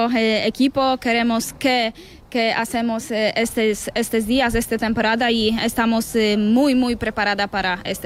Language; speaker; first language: Spanish; non-native, learner; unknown